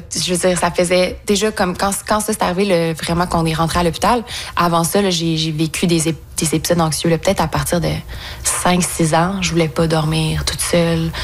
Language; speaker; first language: French; native; French